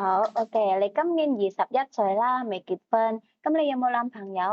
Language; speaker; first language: Cantonese; native; Cantonese